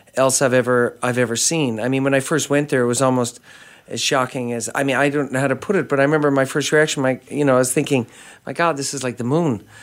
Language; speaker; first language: English; native; English